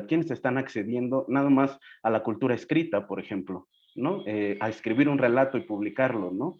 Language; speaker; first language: Spanish; native; Spanish